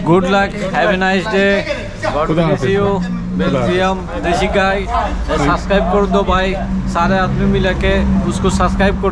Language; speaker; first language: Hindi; non-native, learner; Bangla